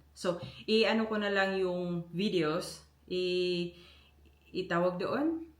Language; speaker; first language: Filipino; native; Filipino